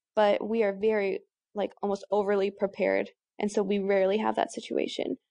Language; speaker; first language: English; native; English